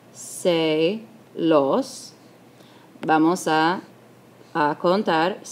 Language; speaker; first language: Spanish; non-native, fluent; English